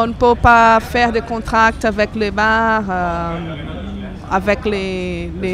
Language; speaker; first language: French; non-native, fluent; Portuguese